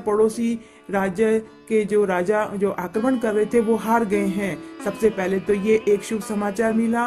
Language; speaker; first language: Hindi; native; Hindi